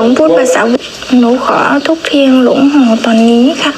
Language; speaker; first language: Thai; non-native, learner; Vietnamese